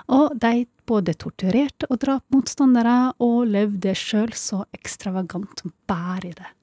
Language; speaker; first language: Norwegian; early bilingual, other home language; Filipino